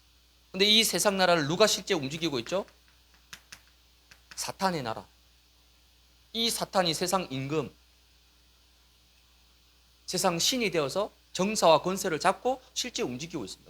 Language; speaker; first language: Korean; native; Korean